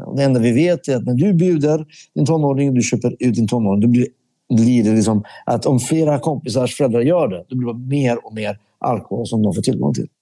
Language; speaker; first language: Swedish; early bilingual, other home language; Persian